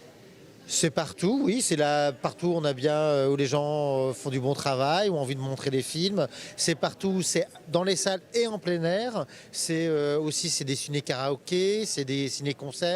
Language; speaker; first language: French; native; French